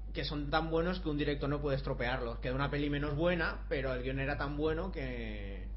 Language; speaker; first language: Spanish; native; Spanish